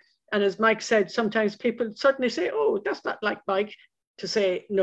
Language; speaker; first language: English; native; English